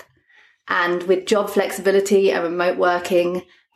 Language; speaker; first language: English; native; English